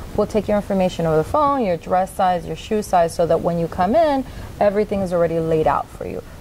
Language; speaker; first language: English; native; English